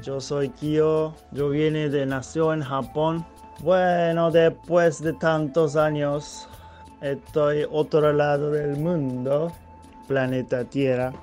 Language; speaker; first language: Spanish; non-native, learner; Japanese